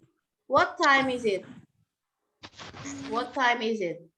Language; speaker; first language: English; non-native, learner; Indonesian